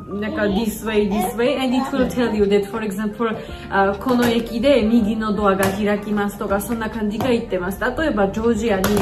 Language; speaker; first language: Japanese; non-native, fluent; Georgian